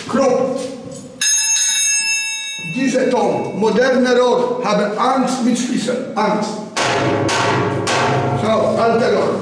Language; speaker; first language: German; non-native, learner; Polish